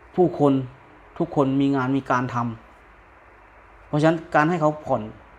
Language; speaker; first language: Thai; native; Thai